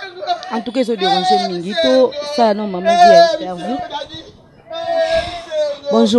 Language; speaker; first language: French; non-native, local second language; Lingala